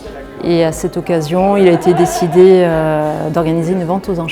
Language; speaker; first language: French; native; French